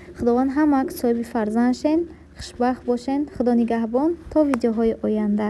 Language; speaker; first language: Tajik; native; Tajik